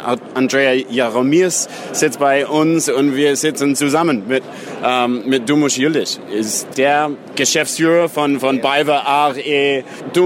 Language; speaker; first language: German; non-native, learner; English